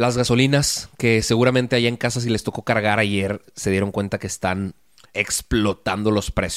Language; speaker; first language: Spanish; native; Spanish